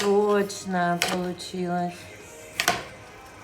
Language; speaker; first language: Russian; native; Russian